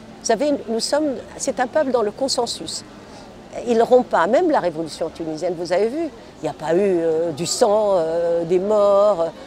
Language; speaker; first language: French; non-native, local second language; Arabic